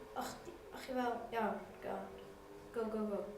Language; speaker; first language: Welsh; non-native, local second language; English